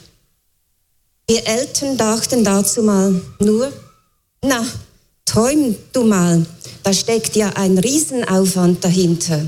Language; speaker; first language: German; native; German